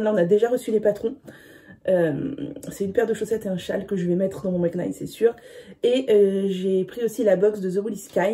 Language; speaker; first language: French; native; French